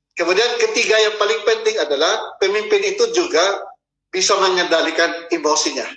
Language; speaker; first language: Indonesian; non-native, fluent; Filipino